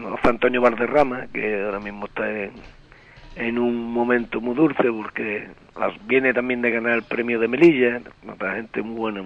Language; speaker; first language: Spanish; native; Spanish